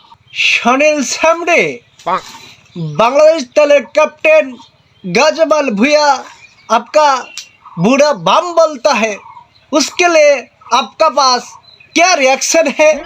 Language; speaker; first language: Hindi; non-native, learner; Bangla